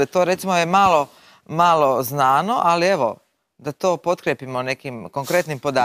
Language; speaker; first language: Croatian; native; Croatian